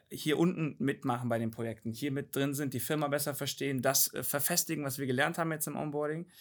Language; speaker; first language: German; native; German